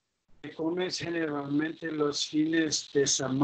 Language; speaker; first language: Spanish; non-native, learner; English